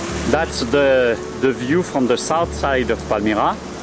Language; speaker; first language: English; non-native, learner; French